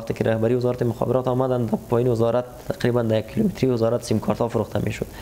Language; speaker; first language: Persian; non-native, local second language; Pashto